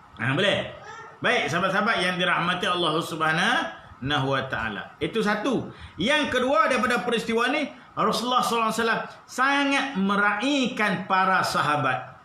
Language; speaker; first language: Malay; native; Malay